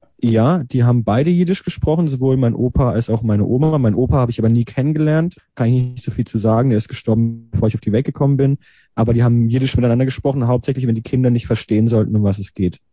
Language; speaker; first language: German; native; German